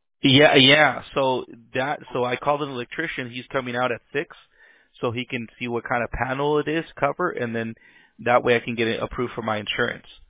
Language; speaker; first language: English; early bilingual, other home language; Spanish